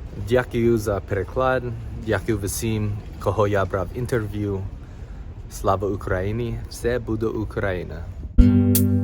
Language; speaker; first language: Ukrainian; non-native, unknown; English